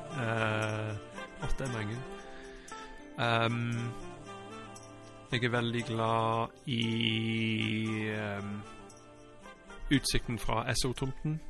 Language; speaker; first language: Norwegian; non-native, fluent; English